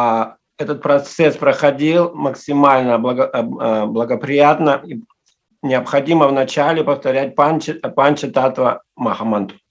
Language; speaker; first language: Russian; native; Russian